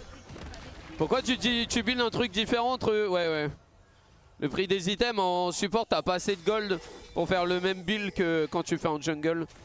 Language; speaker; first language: French; native; French